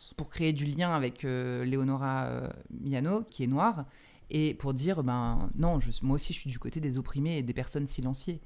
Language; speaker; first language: French; early bilingual, other home language; Polish